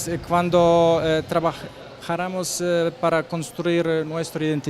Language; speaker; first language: Spanish; non-native, learner; Croatian